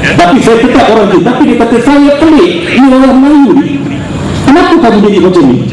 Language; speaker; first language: Malay; native; Malay